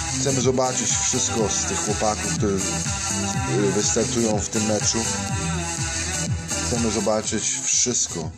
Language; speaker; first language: Polish; non-native, learner; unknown